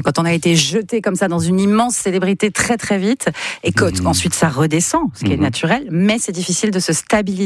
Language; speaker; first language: French; native; French